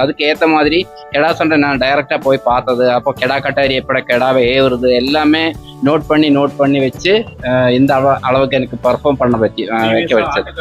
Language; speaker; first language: Tamil; non-native, learner; Malayalam